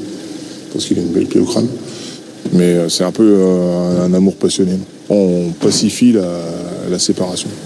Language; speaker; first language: French; native; French